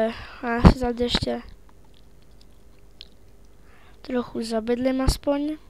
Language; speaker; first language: Czech; native; Czech